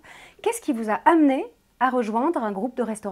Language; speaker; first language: French; native; French